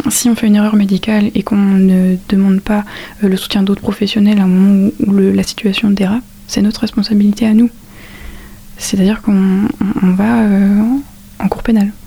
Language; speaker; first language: French; native; French